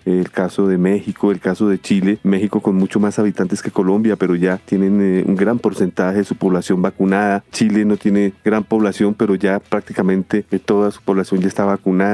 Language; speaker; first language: Spanish; native; Spanish